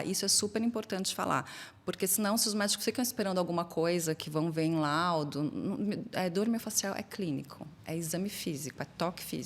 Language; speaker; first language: Portuguese; native; Portuguese